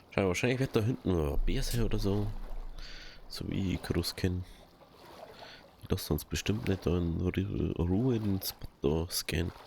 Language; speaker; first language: German; native; German